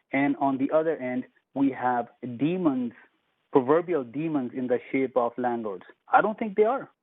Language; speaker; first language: English; non-native, local second language; Punjabi